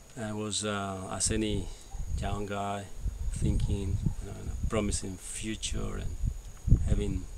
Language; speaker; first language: English; non-native, fluent; Spanish